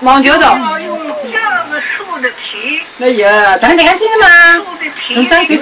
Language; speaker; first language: Cantonese; native; Cantonese